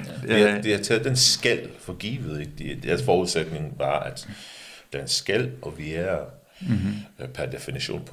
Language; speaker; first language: Danish; early bilingual, other home language; English